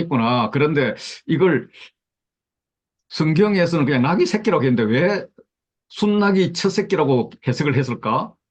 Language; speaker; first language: Korean; native; Korean